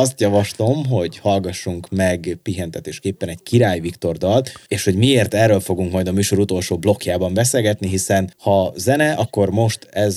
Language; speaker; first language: Hungarian; native; Hungarian